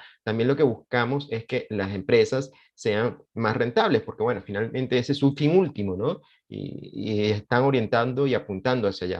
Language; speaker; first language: Spanish; native; Spanish